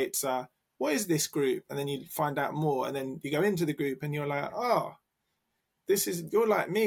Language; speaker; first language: English; native; English